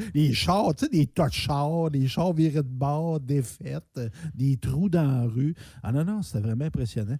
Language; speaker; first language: French; native; French